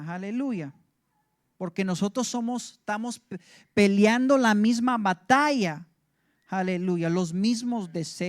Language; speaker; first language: Spanish; early bilingual, heritage; English